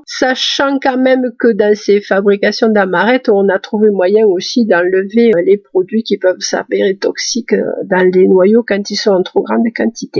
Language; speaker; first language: French; native; French